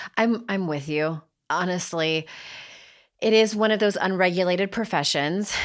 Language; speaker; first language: English; native; English